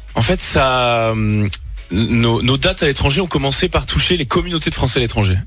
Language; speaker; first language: French; native; French